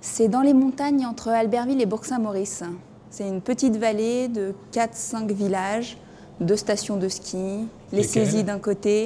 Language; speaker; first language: French; native; French